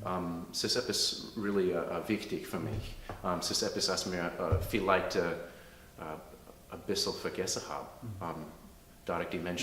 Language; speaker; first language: German; early bilingual, heritage; English